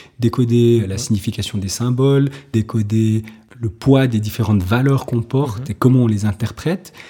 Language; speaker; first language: French; native; French